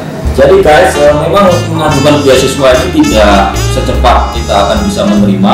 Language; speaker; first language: Indonesian; non-native, local second language; Javanese